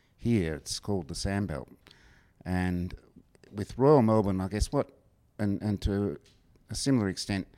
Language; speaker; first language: English; native; English